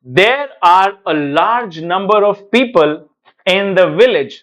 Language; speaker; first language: English; non-native, local second language; Gujarati